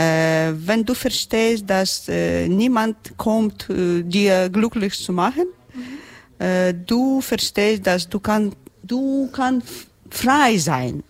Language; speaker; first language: German; non-native, learner; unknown